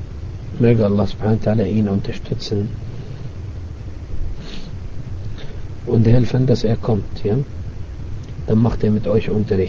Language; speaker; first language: German; non-native, fluent; Arabic